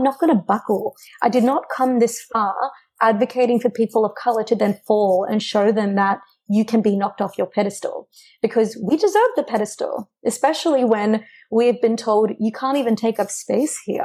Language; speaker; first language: English; native; English